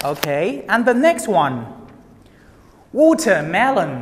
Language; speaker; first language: English; non-native, learner; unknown